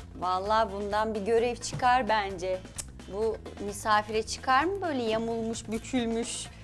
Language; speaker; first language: Turkish; native; Turkish